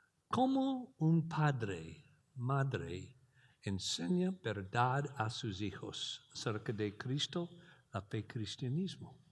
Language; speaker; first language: Spanish; non-native, learner; English